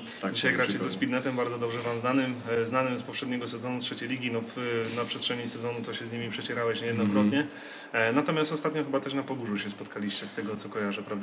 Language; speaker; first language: Polish; native; Polish